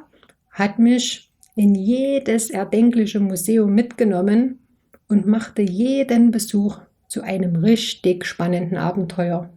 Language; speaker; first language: German; native; German